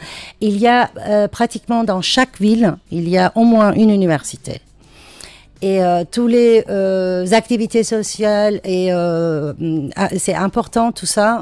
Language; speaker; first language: French; non-native, fluent; Turkish